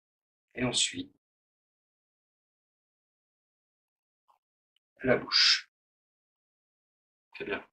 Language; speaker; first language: French; native; French